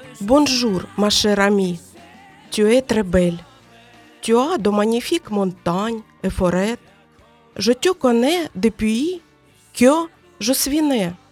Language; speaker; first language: French; non-native, learner; Ukrainian